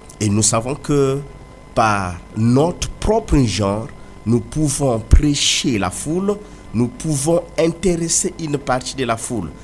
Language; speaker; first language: French; non-native, local second language; Kongo